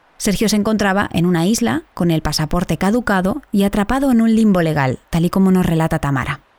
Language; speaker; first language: Spanish; native; Spanish